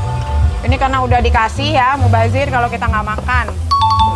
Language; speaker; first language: Indonesian; native; Indonesian